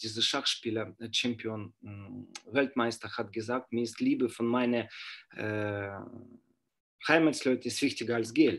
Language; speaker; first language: German; non-native, fluent; Russian